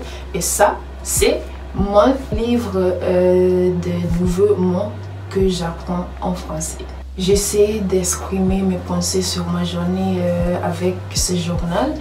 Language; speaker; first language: French; non-native, learner; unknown